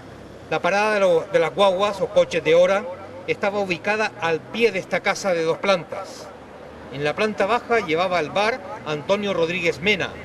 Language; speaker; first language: Spanish; native; Spanish